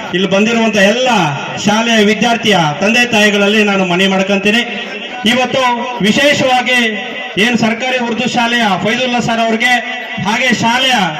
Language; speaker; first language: Kannada; non-native, local second language; Urdu